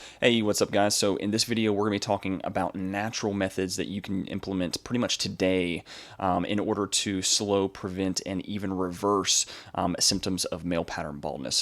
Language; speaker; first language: English; native; English